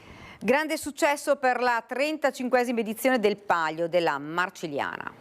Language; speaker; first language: Italian; native; Italian